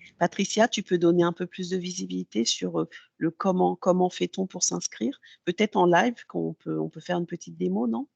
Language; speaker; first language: French; native; French